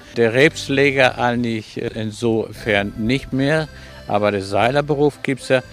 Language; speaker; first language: German; non-native, fluent; Spanish